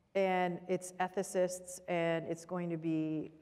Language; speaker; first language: English; native; English